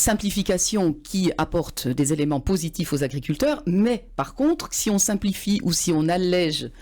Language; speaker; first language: French; native; French